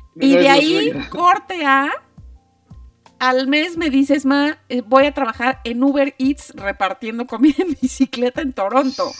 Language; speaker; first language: Spanish; native; Spanish